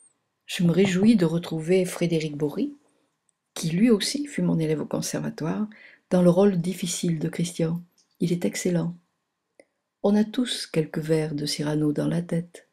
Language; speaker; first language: French; native; French